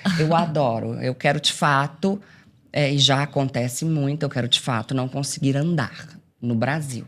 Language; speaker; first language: Portuguese; native; Portuguese